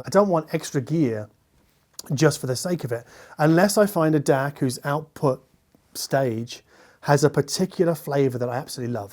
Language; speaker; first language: English; native; English